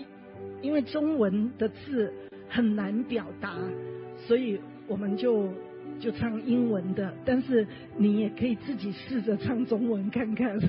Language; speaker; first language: Chinese; native; Chinese